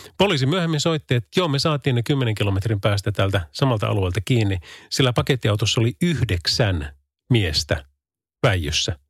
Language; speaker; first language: Finnish; native; Finnish